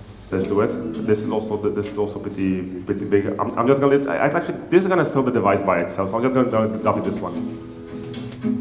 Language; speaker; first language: English; non-native, fluent; Romanian